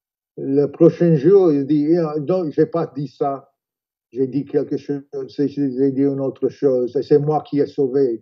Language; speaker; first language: French; non-native, fluent; English